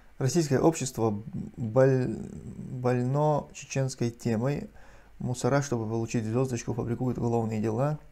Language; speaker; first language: Russian; non-native, local second language; Chechen